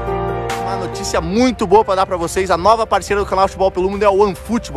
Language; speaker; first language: Portuguese; native; Portuguese